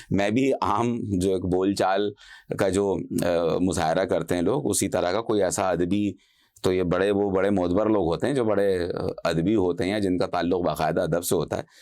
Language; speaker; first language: Urdu; native; Urdu